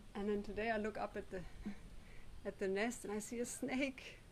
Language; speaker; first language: English; non-native, fluent; German